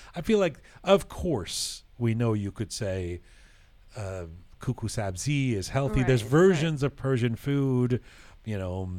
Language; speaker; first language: English; native; English